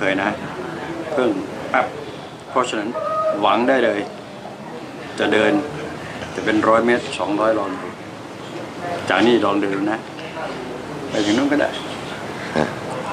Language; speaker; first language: Thai; native; Thai